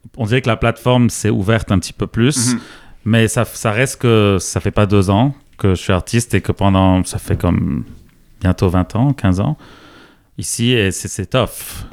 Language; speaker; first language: French; non-native, local second language; Arabic